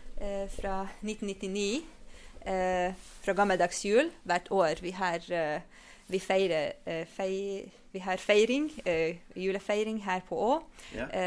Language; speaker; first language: Norwegian; non-native, fluent; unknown